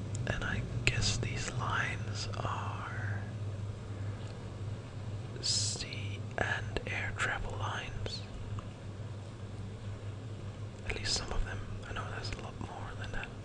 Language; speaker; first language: English; non-native, fluent; Danish